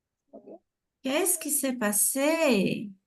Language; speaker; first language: French; non-native, fluent; Portuguese